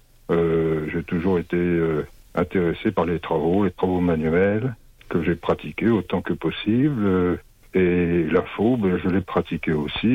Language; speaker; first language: French; native; French